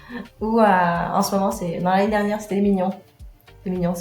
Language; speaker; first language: French; native; French